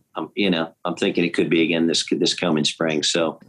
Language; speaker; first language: English; native; English